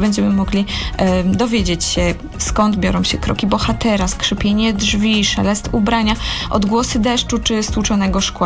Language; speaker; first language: Polish; native; Polish